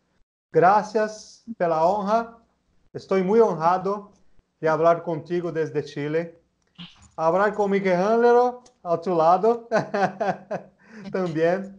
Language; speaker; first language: Spanish; non-native, learner; Portuguese